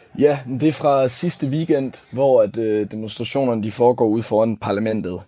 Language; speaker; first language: Danish; native; Danish